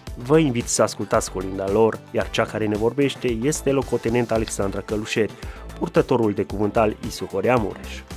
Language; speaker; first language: Romanian; native; Romanian